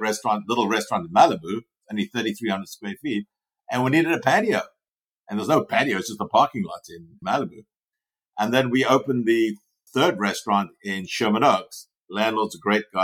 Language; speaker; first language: English; native; English